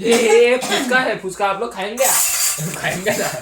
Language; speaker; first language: Hindi; non-native, local second language; Bangla